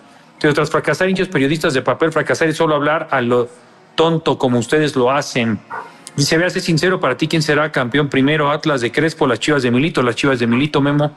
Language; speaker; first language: Spanish; native; Spanish